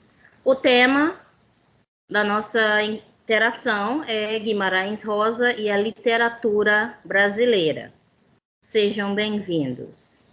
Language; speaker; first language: Portuguese; non-native, fluent; English